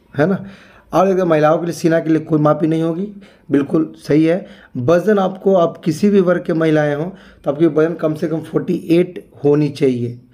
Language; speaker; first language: Hindi; native; Hindi